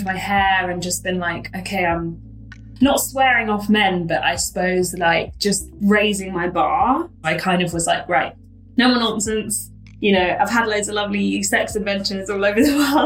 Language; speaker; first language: English; native; English